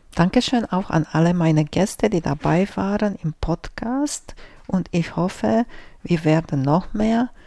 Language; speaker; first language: German; non-native, fluent; Romanian